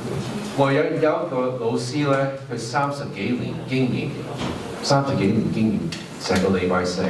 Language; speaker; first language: Cantonese; early bilingual, heritage; English